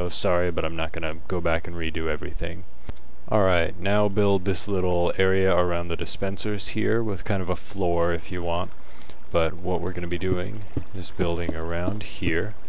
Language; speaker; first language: English; native; English